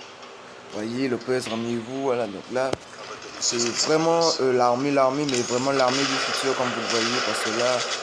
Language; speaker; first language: French; native; French